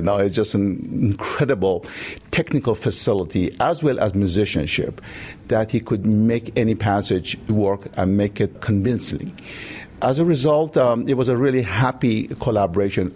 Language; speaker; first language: English; non-native, fluent; Persian